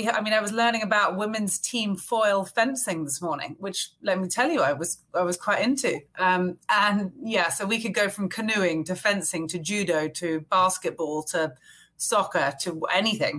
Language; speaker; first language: English; native; English